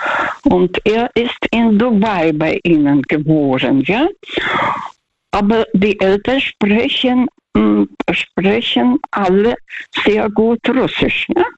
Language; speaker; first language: German; non-native, learner; Russian